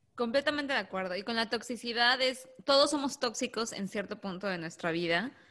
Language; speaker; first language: Spanish; native; Spanish